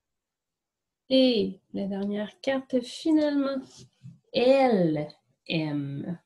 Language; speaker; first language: French; native; French